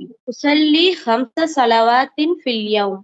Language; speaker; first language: Arabic; non-native, learner; Tamil